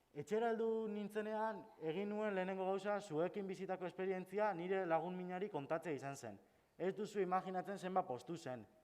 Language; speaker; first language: Basque; native; Basque